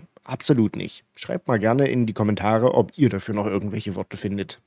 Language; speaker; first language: German; native; German